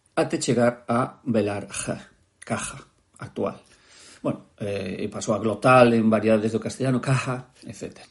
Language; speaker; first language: Galician; native; Galician